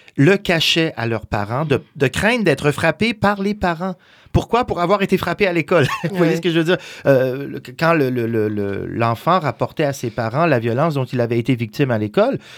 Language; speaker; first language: French; native; French